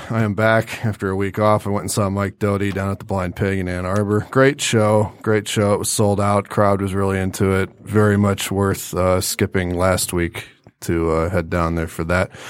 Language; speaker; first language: English; native; English